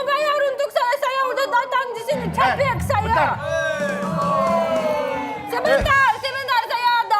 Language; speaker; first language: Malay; non-native, learner; Russian